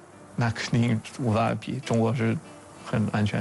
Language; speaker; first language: Chinese; non-native, fluent; English